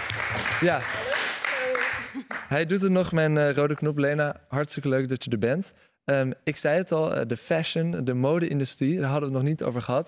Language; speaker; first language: Dutch; native; Dutch